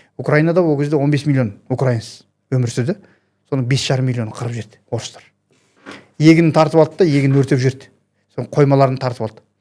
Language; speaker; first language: Kazakh; native; Kazakh